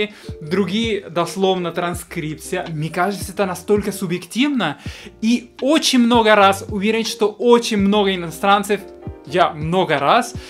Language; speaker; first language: Russian; non-native, fluent; Spanish